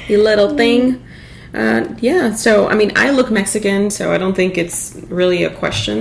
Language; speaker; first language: English; early bilingual, other home language; Spanish